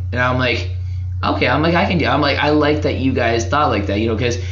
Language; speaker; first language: English; native; English